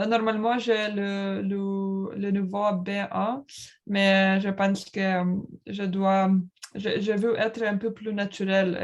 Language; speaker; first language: French; non-native, learner; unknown